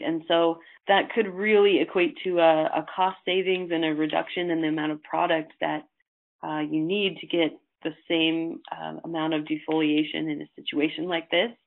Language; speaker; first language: English; native; English